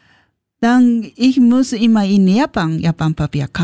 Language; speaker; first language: German; non-native, learner; Japanese